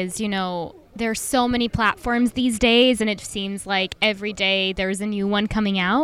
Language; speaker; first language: English; non-native, fluent; French